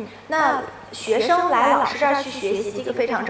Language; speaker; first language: Chinese; native; Chinese